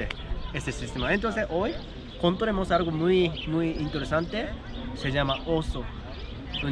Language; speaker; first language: Spanish; non-native, learner; Japanese